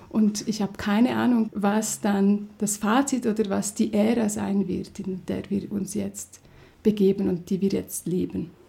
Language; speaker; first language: German; non-native, local second language; Romansh